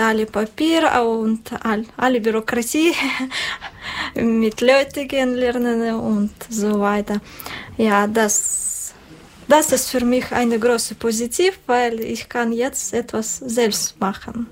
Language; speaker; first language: German; non-native, learner; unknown